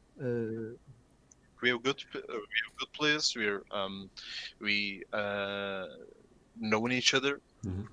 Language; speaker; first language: English; non-native, learner; Turkish